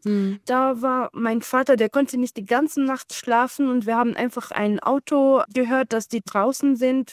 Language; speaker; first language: German; non-native, learner; Arabic